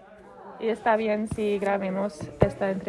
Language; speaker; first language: Spanish; non-native, learner; English